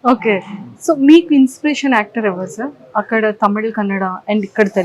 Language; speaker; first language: Telugu; native; Telugu